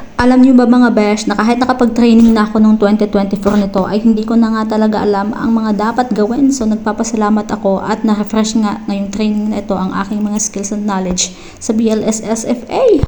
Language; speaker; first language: Filipino; non-native, local second language; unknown